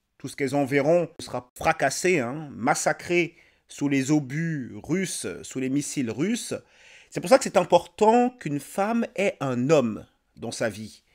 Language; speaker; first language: French; native; French